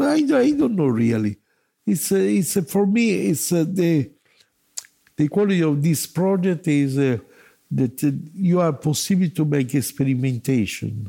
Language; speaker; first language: English; non-native, learner; Italian